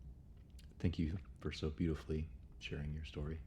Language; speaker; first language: English; native; English